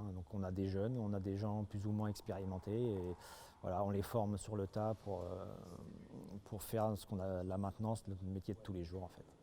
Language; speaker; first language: French; native; French